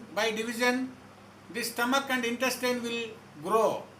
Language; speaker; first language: English; non-native, local second language; Telugu